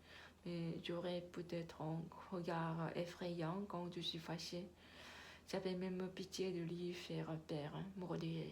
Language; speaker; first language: French; non-native, learner; Korean